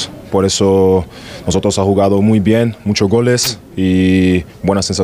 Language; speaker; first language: Spanish; non-native, learner; German